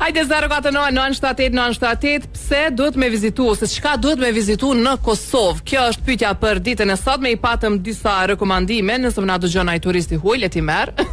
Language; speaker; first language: Albanian; native; Albanian